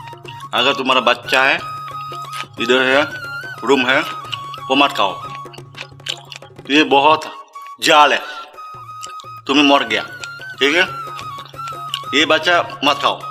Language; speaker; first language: Hindi; non-native, learner; Indonesian